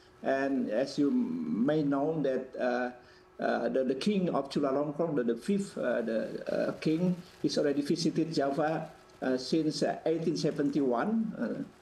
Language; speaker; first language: English; non-native, fluent; Indonesian